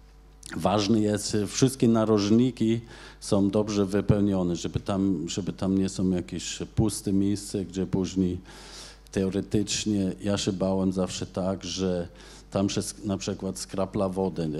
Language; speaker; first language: Polish; non-native, fluent; German